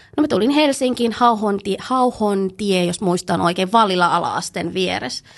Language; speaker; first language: Finnish; early bilingual, other home language; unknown